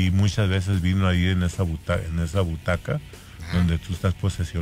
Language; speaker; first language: Spanish; native; Spanish